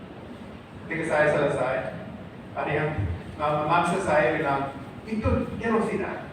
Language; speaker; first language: Indonesian; non-native, fluent; English